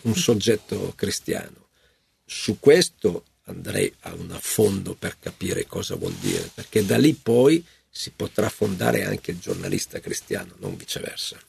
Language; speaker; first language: Italian; native; Italian